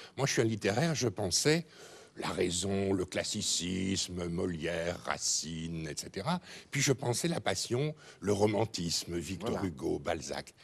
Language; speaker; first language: French; native; French